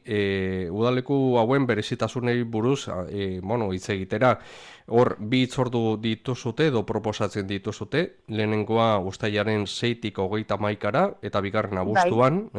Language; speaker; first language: Basque; native; Basque